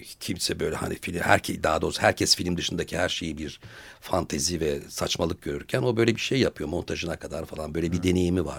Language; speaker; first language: Turkish; native; Turkish